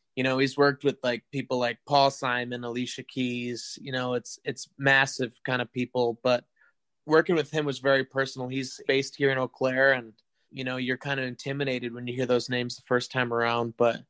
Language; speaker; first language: English; native; English